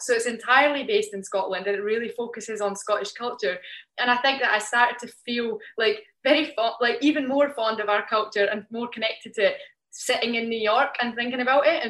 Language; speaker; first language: English; native; English